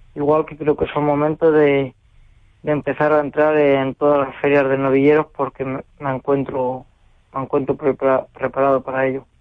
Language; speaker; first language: Spanish; native; Spanish